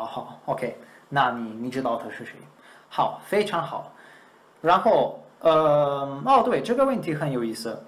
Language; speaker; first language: Chinese; non-native, fluent; Italian